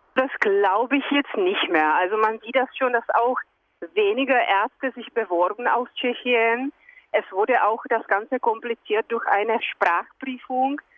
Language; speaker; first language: German; non-native, fluent; Czech